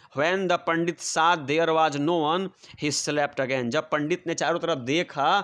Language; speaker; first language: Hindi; non-native, local second language; Bhojpuri